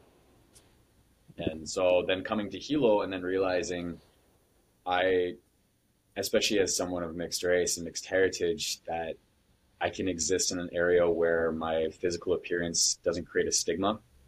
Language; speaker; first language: English; native; English